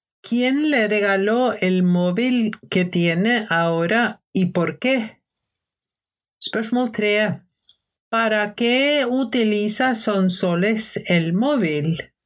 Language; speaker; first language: Spanish; non-native, fluent; Norwegian